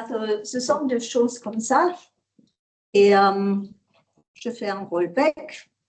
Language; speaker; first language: French; non-native, learner; German